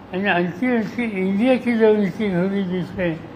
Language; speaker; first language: Hindi; non-native, local second language; Marathi